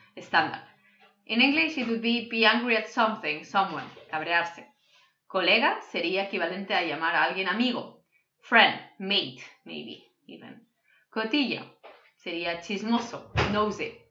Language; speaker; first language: Spanish; non-native, local second language; Catalan